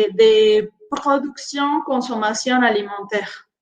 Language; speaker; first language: French; non-native, fluent; Spanish